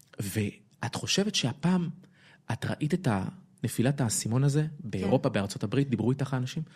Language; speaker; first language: Hebrew; native; Hebrew